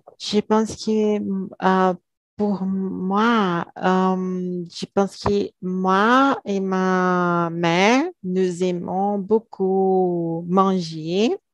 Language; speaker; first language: French; non-native, learner; Portuguese